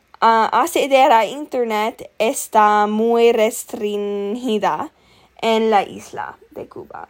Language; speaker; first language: Spanish; non-native, learner; English